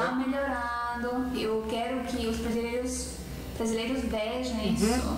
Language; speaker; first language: Portuguese; non-native, fluent; Estonian